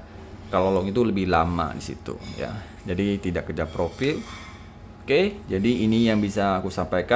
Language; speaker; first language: Indonesian; native; Indonesian